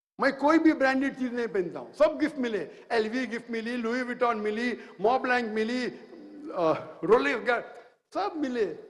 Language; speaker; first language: Hindi; native; Hindi